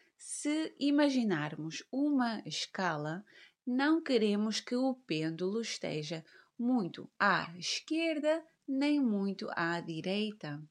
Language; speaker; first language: Portuguese; native; Portuguese